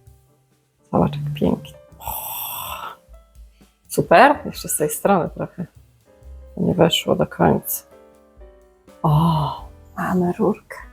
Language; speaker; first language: Polish; native; Polish